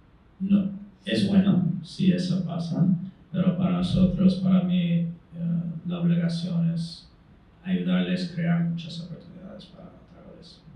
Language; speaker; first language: Spanish; non-native, fluent; English